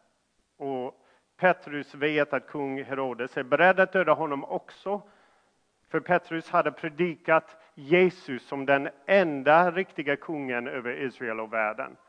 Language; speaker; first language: Swedish; non-native, fluent; English